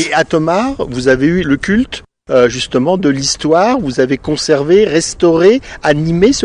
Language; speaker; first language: French; native; French